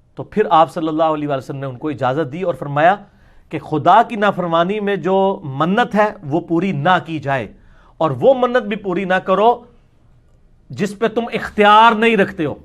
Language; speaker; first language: Urdu; non-native, local second language; Punjabi